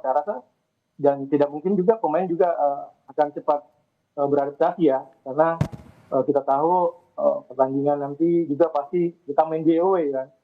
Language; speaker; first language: Indonesian; native; Indonesian